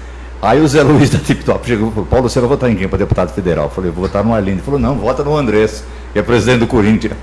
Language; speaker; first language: Portuguese; native; Portuguese